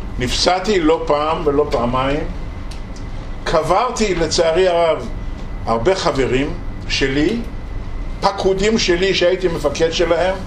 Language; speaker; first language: Hebrew; non-native, local second language; Yiddish